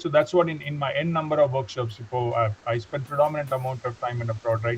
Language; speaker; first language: English; non-native, local second language; Tamil